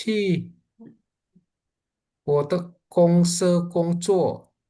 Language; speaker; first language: Chinese; non-native, learner; Indonesian